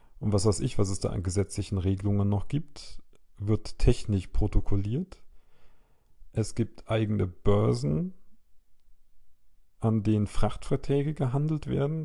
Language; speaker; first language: German; native; German